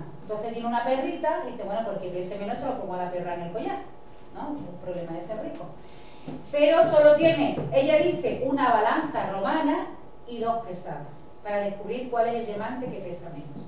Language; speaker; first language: Spanish; native; Spanish